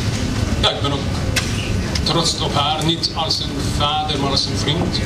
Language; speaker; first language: Dutch; non-native, fluent; Persian